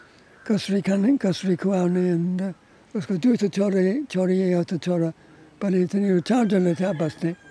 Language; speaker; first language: Nepali; non-native, learner; English